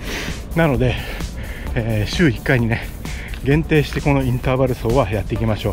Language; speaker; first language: Japanese; native; Japanese